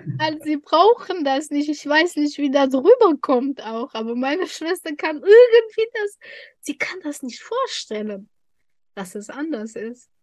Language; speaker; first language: German; non-native, fluent; Tajik